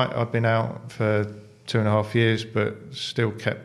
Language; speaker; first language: English; native; English